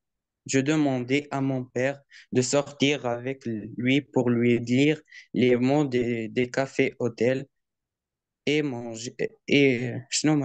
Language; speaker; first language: French; non-native, learner; Arabic